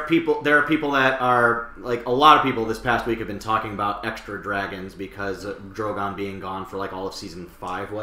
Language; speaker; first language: English; native; English